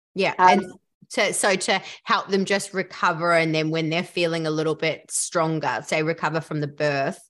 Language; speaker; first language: English; native; English